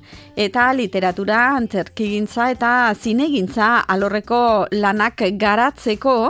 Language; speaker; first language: Basque; native; Basque